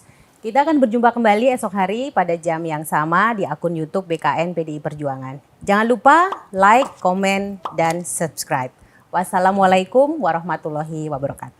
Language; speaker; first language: Indonesian; native; Indonesian